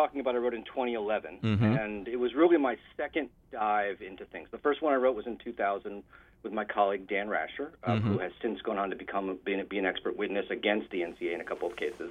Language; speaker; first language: English; native; English